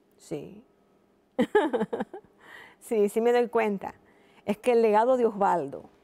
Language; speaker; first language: Spanish; native; Spanish